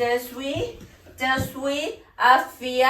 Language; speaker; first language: French; non-native, learner; Thai